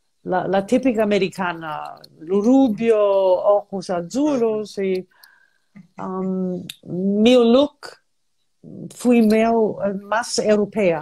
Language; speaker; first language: Spanish; non-native, learner; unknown